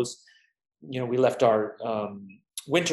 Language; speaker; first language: English; native; English